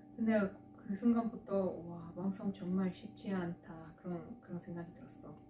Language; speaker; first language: Korean; non-native, fluent; Russian